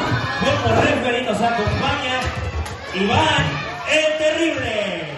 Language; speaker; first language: Spanish; native; Spanish